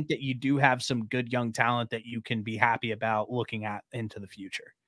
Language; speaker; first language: English; native; English